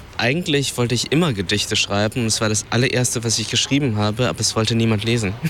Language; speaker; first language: German; early bilingual, other home language; Vietnamese